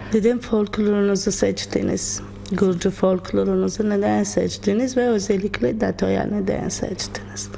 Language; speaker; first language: Turkish; non-native, learner; Georgian